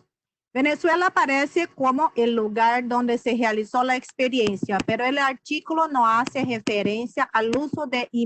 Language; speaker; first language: Spanish; non-native, fluent; Portuguese